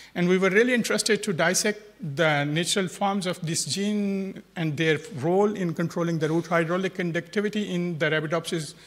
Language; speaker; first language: English; non-native, fluent; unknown